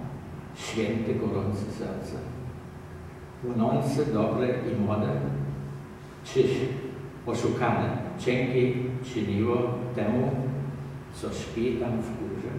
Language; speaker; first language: Polish; non-native, learner; German